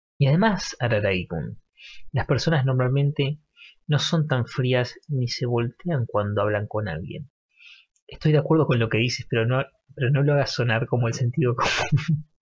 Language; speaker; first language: Spanish; native; Spanish